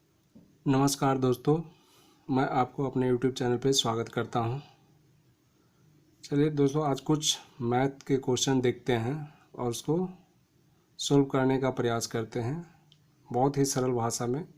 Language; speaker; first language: Hindi; native; Hindi